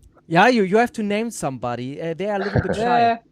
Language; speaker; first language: English; non-native, fluent; German